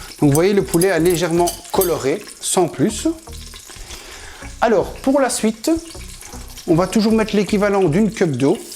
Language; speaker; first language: French; native; French